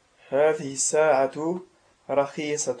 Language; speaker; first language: Arabic; non-native, learner; French